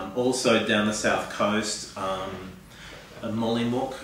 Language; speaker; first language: English; native; English